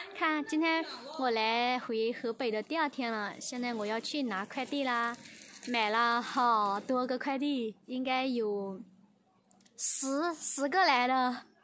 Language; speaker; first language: Chinese; non-native, fluent; Vietnamese